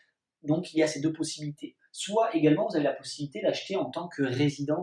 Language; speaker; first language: French; native; French